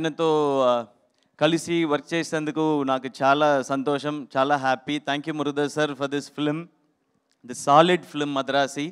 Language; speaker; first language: Telugu; non-native, learner; Tamil